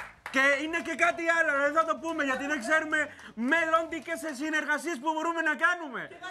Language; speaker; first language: Greek; non-native, fluent; Spanish